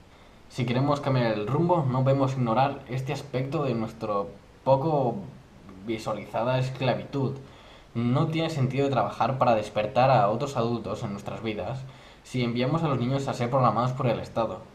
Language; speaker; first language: Spanish; native; Spanish